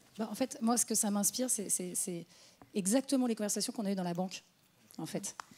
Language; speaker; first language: French; native; French